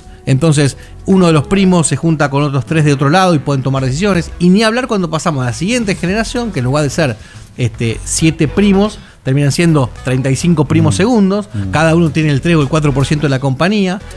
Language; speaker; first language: Spanish; native; Spanish